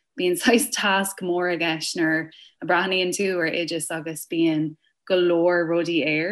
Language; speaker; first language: Irish; non-native, local second language; English